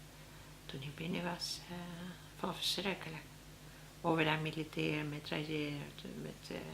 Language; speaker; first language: Dutch; non-native, learner; Spanish